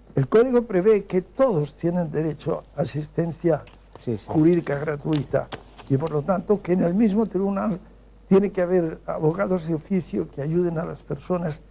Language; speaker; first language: Spanish; native; Spanish